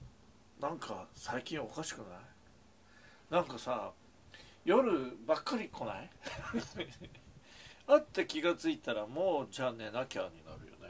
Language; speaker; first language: Japanese; native; Japanese